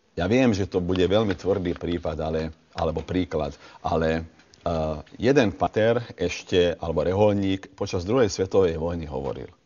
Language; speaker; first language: Slovak; non-native, local second language; Hungarian